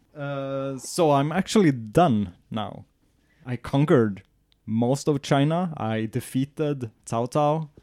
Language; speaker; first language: English; non-native, fluent; Swedish